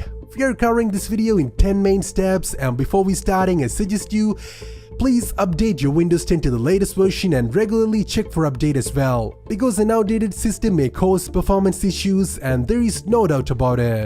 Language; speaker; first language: English; non-native, fluent; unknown